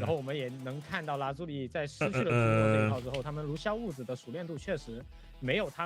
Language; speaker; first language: Chinese; native; Chinese